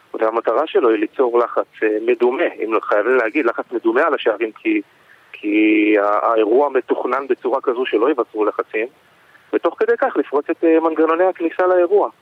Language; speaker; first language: Hebrew; native; Hebrew